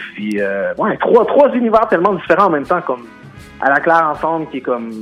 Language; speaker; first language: French; native; French